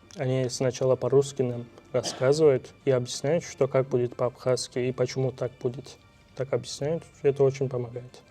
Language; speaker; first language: Russian; non-native, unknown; Turkish